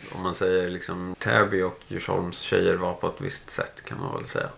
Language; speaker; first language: Swedish; native; Swedish